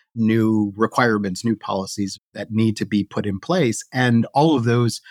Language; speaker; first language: English; native; English